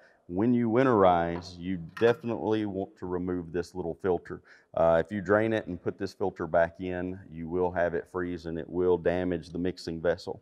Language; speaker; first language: English; native; English